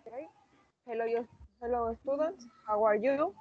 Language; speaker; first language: English; non-native, learner; Spanish